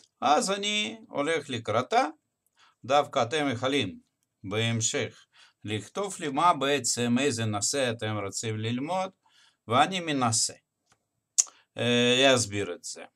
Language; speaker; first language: Hebrew; non-native, fluent; Russian